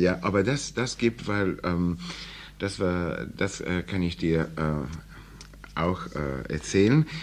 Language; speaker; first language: German; non-native, learner; English